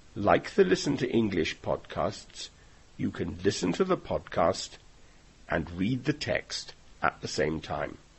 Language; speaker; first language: English; native; English